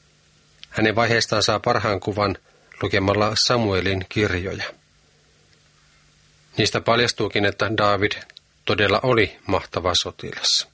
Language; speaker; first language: Finnish; native; Finnish